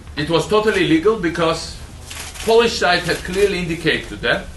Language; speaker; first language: English; non-native, fluent; Georgian